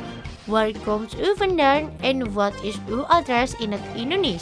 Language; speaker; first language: Dutch; non-native, learner; Indonesian